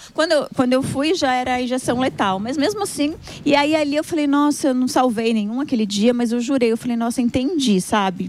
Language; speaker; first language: Portuguese; native; Portuguese